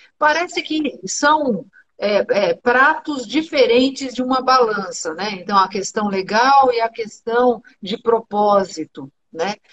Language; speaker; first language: Portuguese; native; Portuguese